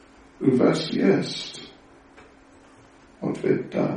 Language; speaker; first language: Russian; non-native, learner; English